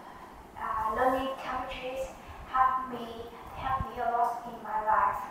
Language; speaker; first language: English; non-native, learner; Vietnamese